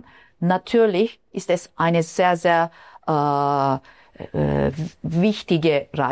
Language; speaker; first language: German; non-native, fluent; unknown